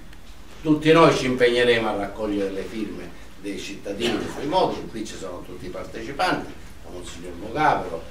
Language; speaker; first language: Italian; native; Italian